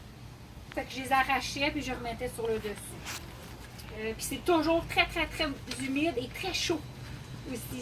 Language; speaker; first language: French; native; French